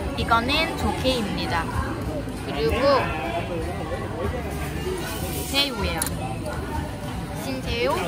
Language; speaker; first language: Korean; non-native, learner; Vietnamese